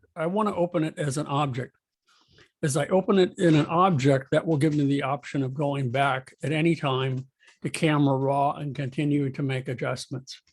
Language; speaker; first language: English; native; English